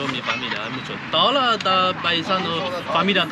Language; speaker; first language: Spanish; non-native, learner; Chinese